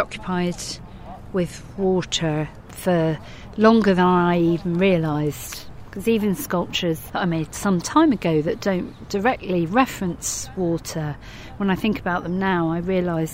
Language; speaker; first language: English; native; English